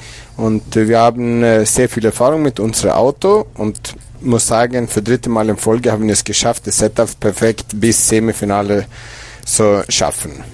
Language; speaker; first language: German; non-native, fluent; Swedish